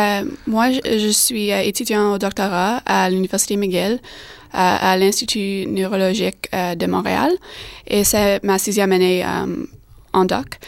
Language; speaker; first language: French; non-native, fluent; English